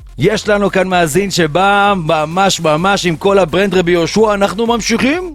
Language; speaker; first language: Hebrew; native; Hebrew